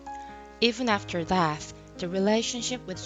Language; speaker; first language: English; non-native, fluent; Korean